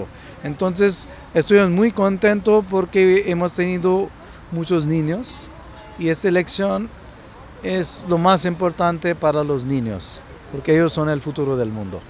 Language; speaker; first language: Spanish; non-native, fluent; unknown